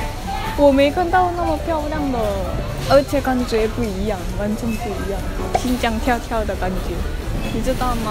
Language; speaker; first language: Chinese; non-native, learner; Korean